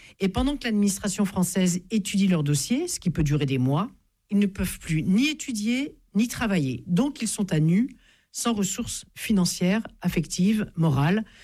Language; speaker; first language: French; native; French